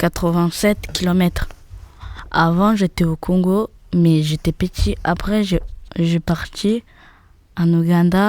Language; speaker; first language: French; non-native, learner; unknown